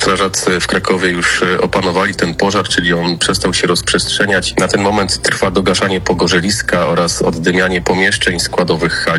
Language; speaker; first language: Polish; native; Polish